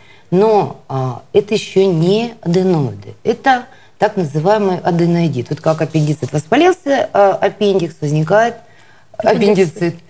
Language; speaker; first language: Russian; native; Russian